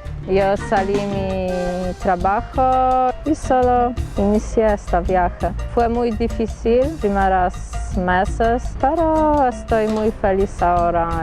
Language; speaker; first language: Spanish; non-native, learner; Polish